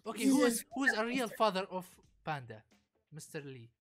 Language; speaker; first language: English; non-native, learner; Central Kurdish